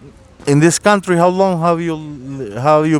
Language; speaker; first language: English; non-native, learner; Spanish